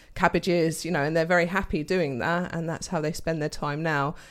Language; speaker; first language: English; native; English